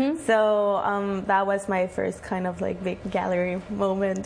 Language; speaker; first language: English; non-native, fluent; Spanish